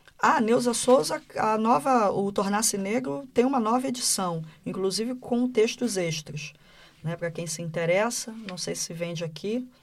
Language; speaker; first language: Portuguese; native; Portuguese